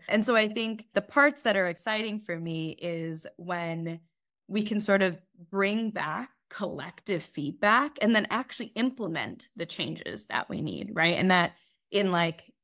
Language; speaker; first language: English; native; English